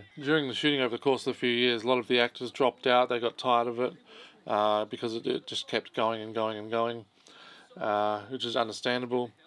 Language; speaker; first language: English; native; English